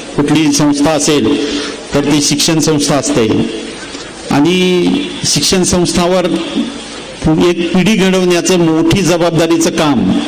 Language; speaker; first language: Marathi; native; Marathi